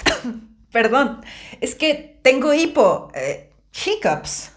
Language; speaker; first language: Spanish; native; Spanish